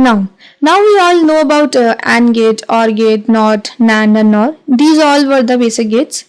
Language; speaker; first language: English; non-native, local second language; Hindi